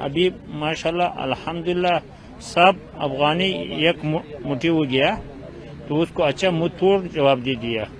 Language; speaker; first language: Hindi; non-native, learner; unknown